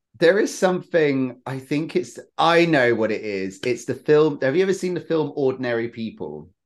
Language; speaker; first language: English; native; English